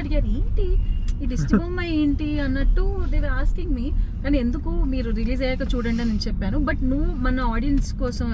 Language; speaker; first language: Telugu; native; Telugu